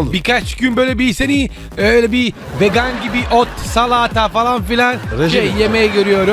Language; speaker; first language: Turkish; non-native, learner; Italian